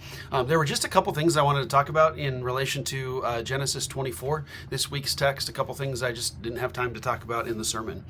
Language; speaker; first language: English; native; English